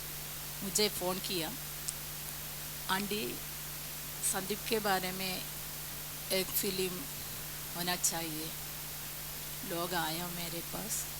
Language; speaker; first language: Hindi; non-native, local second language; Malayalam